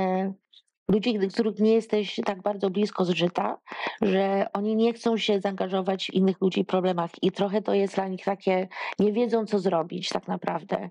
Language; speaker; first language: Polish; early bilingual, heritage; Polish